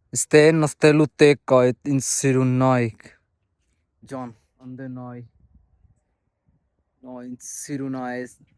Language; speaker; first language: Armenian; non-native, learner; Hindi